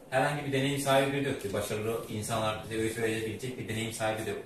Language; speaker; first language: Turkish; native; Turkish